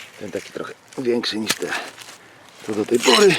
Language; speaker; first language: Polish; native; Polish